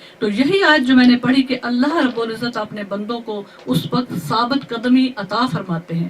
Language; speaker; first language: Urdu; native; Urdu